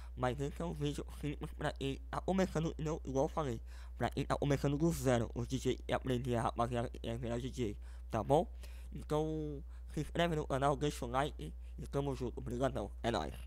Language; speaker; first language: Portuguese; native; Portuguese